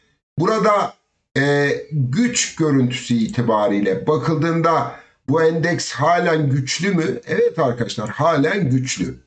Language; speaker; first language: Turkish; native; Turkish